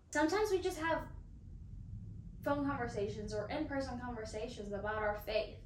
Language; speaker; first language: English; non-native, fluent; Spanish